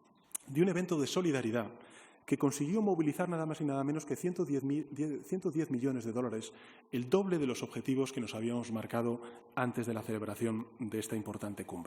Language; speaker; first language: Spanish; native; Spanish